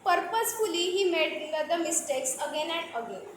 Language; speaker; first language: English; non-native, local second language; Marathi